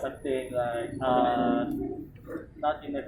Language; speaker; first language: English; non-native, learner; Indonesian